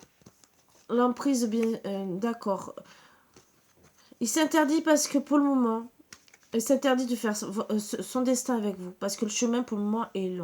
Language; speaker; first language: French; native; French